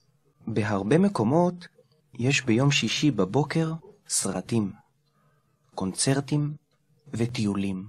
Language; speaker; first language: Hebrew; non-native, learner; Turkish